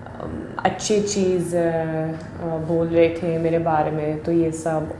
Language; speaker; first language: Hindi; non-native, learner; Swedish